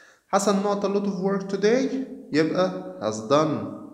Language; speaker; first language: English; non-native, fluent; Arabic